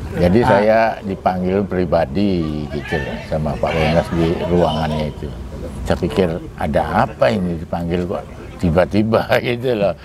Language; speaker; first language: Indonesian; native; Indonesian